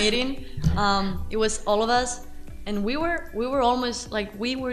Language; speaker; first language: English; non-native, fluent; Spanish